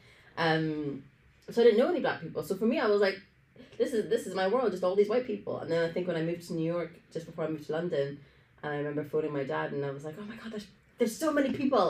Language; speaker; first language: English; early bilingual, other home language; Arabic